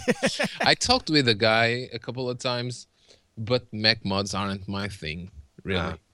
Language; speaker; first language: English; non-native, fluent; Portuguese